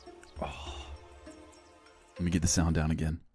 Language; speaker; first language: English; native; English